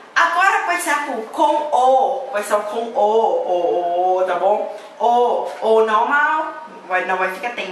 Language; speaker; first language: Portuguese; non-native, learner; Thai